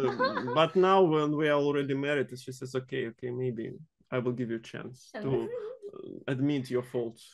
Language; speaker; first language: English; non-native, fluent; Russian